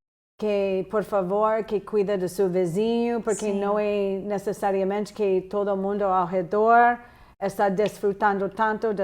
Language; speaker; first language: Portuguese; non-native, fluent; English